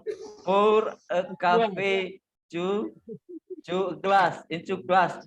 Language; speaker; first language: English; non-native, learner; Indonesian